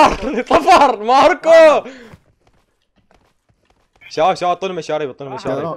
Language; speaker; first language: Arabic; native; Arabic